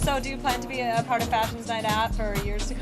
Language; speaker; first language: English; native; English